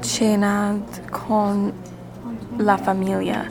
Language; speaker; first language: Italian; non-native, learner; English